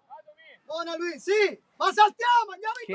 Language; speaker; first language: Italian; native; Italian